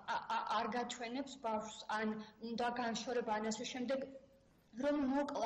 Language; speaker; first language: Georgian; native; Georgian